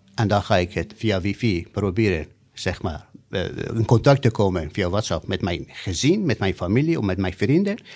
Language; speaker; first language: Dutch; non-native, fluent; Persian